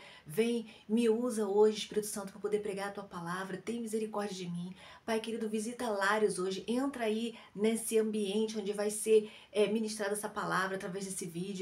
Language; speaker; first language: Portuguese; native; Portuguese